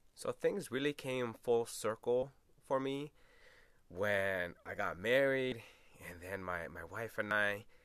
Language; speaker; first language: English; early bilingual, other home language; Spanish